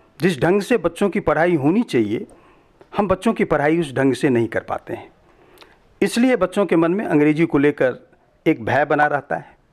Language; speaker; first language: Hindi; native; Hindi